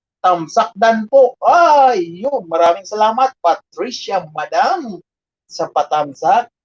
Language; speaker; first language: Filipino; non-native, local second language; Bikol